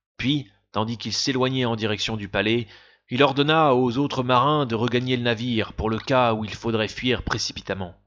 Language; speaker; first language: French; native; French